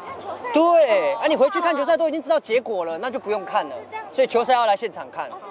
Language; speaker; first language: Chinese; native; Chinese